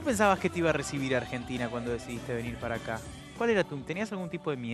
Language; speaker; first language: Spanish; native; Spanish